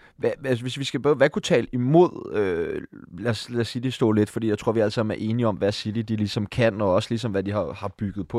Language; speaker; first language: Danish; native; Danish